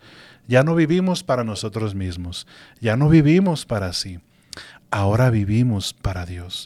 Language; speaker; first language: Spanish; native; Spanish